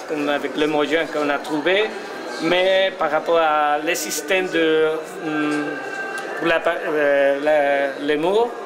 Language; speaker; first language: French; non-native, learner; Spanish